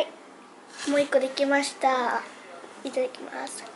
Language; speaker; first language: Japanese; early bilingual, other home language; Spanish